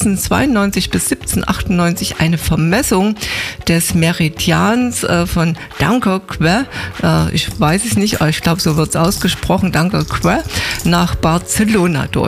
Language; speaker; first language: German; native; German